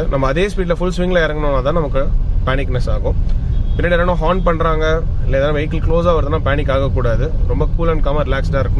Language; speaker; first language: Tamil; native; Tamil